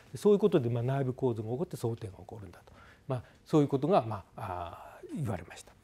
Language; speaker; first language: Japanese; native; Japanese